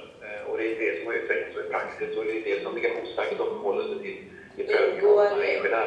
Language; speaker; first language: Swedish; native; Swedish